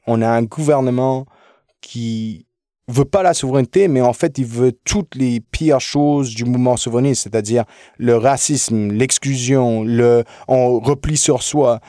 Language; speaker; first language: French; early bilingual, other home language; English